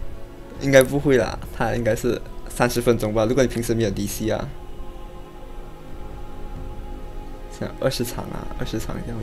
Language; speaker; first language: Chinese; native; Chinese